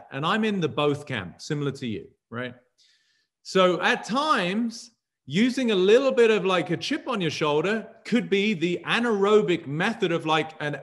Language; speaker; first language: English; native; English